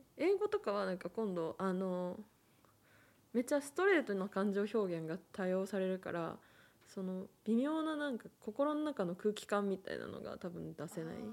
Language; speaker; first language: Japanese; native; Japanese